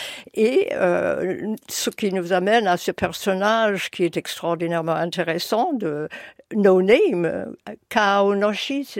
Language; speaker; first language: French; non-native, fluent; English